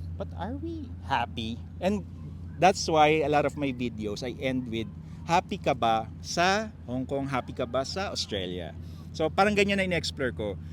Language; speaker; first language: Filipino; native; Filipino